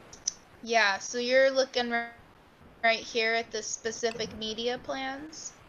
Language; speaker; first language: English; native; English